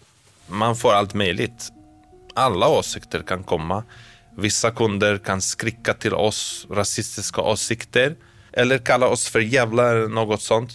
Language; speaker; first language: Swedish; non-native, fluent; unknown